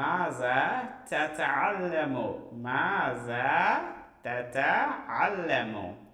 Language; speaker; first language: Arabic; non-native, fluent; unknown